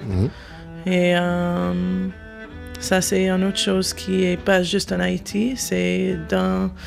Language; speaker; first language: French; non-native, learner; English